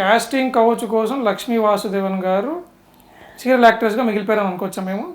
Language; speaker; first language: Telugu; native; Telugu